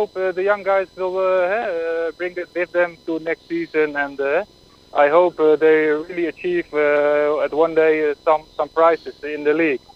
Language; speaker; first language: English; non-native, fluent; Dutch